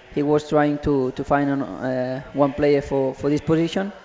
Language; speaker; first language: English; non-native, learner; Catalan